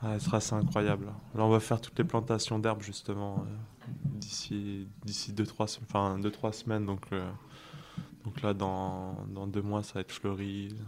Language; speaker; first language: French; native; French